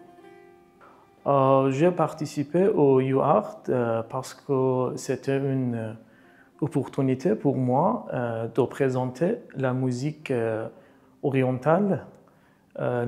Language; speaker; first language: French; non-native, learner; Persian